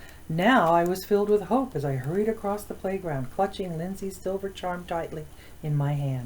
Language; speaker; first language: English; native; English